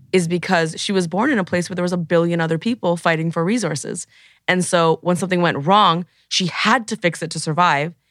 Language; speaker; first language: English; native; English